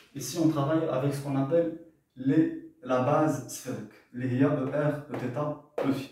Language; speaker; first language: French; non-native, local second language; Arabic